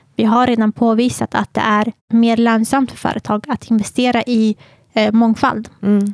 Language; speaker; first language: Swedish; native; Swedish